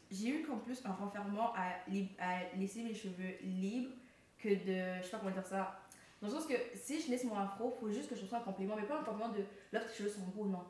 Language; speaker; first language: French; early bilingual, other home language; Lingala